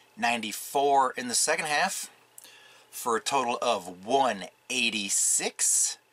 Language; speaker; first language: English; native; English